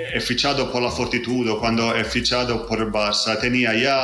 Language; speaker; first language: Spanish; non-native, fluent; Italian